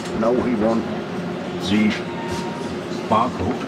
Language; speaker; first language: English; non-native, learner; German